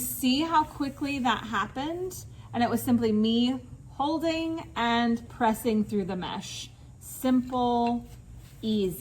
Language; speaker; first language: English; native; English